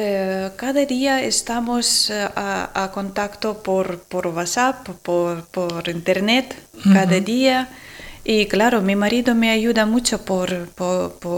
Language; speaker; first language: Spanish; non-native, learner; Ukrainian